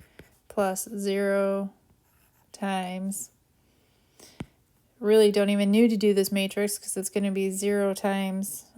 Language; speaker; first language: English; native; English